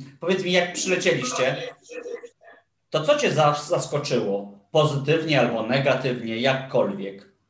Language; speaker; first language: Polish; native; Polish